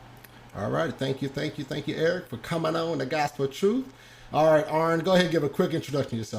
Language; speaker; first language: English; native; English